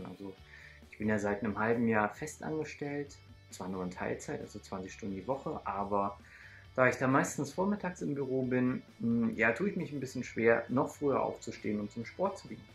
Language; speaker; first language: German; native; German